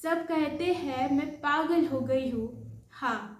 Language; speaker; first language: Hindi; non-native, local second language; Marathi